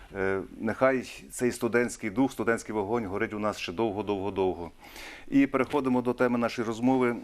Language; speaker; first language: Ukrainian; native; Ukrainian